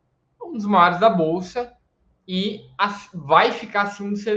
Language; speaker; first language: Portuguese; native; Portuguese